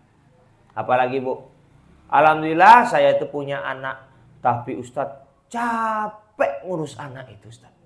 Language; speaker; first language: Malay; non-native, local second language; Javanese